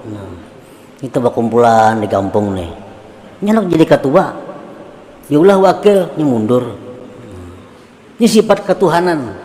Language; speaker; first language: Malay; non-native, local second language; Banjar